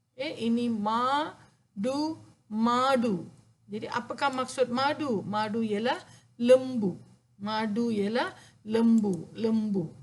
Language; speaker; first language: Malay; non-native, local second language; Tamil